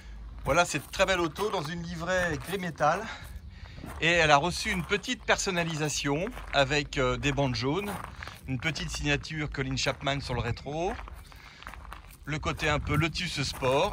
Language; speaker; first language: French; native; French